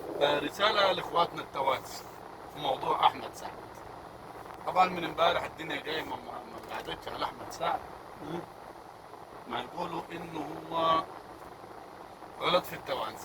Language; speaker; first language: Arabic; native; Arabic